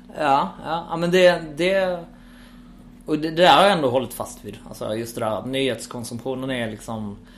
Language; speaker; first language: Swedish; native; Swedish